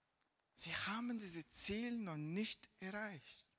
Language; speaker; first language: German; non-native, fluent; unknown